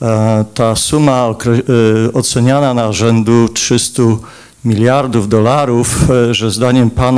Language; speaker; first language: Polish; native; Polish